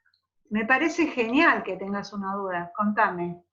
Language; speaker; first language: Spanish; native; Spanish